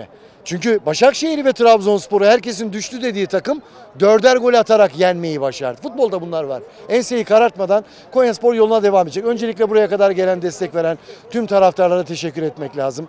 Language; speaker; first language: Turkish; native; Turkish